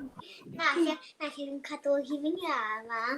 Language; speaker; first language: Welsh; non-native, local second language; English